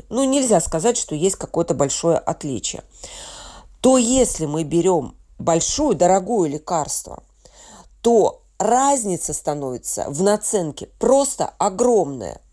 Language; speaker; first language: Russian; native; Russian